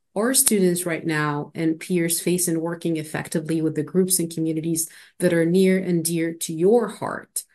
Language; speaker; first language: English; non-native, fluent; Arabic